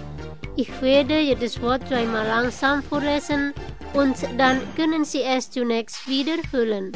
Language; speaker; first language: German; non-native, learner; Indonesian